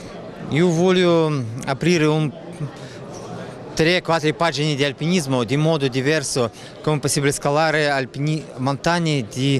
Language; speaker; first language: Italian; non-native, learner; Russian